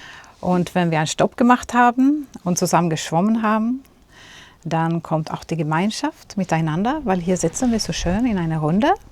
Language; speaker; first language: German; non-native, fluent; Swedish